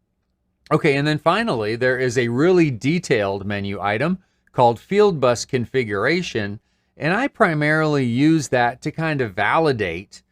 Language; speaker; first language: English; native; English